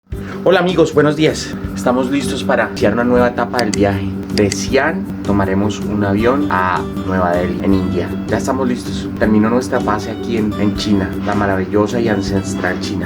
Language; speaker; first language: Spanish; native; Spanish